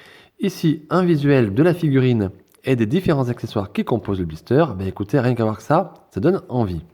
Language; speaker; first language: French; native; French